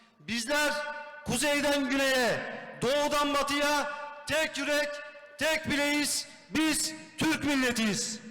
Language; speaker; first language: Turkish; native; Turkish